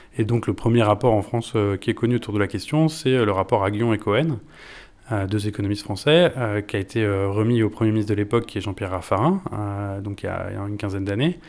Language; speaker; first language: French; native; French